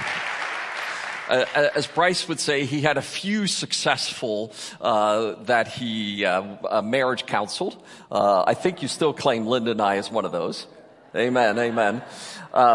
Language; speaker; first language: English; native; English